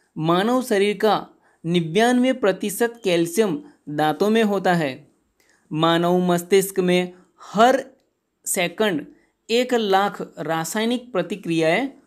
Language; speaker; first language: Hindi; non-native, local second language; Gujarati